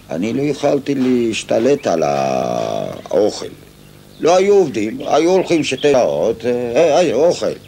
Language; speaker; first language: Hebrew; non-native, fluent; Ladino